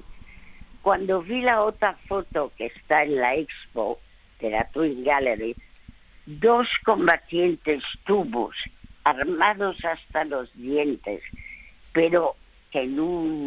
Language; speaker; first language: Spanish; early bilingual, other home language; French